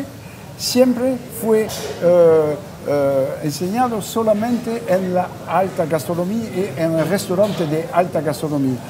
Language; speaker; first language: Spanish; non-native, fluent; French